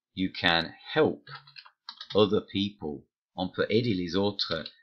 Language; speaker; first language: French; non-native, fluent; English